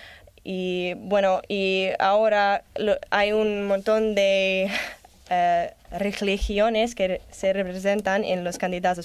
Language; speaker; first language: Spanish; non-native, learner; English